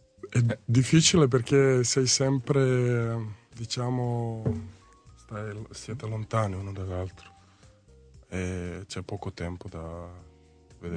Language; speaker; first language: Italian; non-native, fluent; Serbian